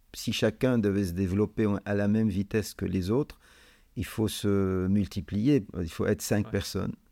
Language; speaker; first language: French; non-native, local second language; Arabic